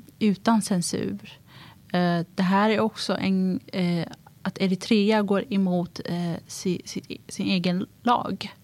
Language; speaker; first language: Swedish; early bilingual, other home language; Tigrinya